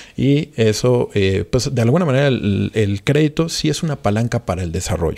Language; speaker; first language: Spanish; native; Spanish